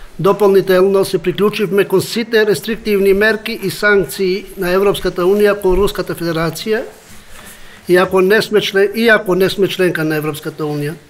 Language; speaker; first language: Macedonian; non-native, local second language; Albanian